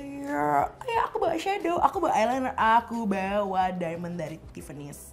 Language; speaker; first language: Indonesian; native; Indonesian